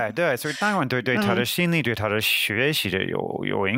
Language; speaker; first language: Chinese; non-native, fluent; English